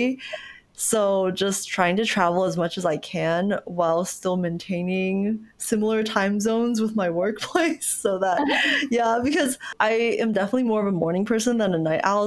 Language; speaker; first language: English; early bilingual, other home language; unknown